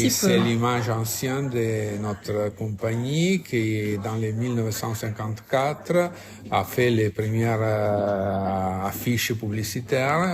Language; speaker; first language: French; non-native, fluent; Italian